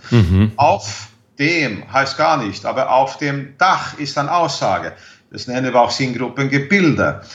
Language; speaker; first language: German; non-native, fluent; Swedish